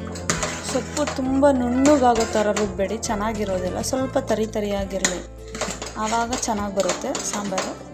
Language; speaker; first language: Kannada; native; Kannada